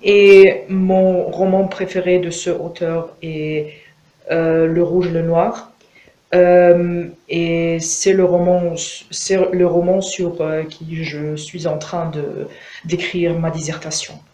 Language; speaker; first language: French; non-native, fluent; Croatian